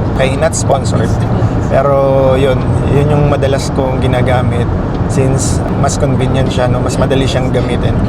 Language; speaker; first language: Filipino; native; Filipino